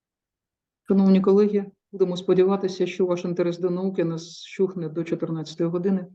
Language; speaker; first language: Ukrainian; native; Ukrainian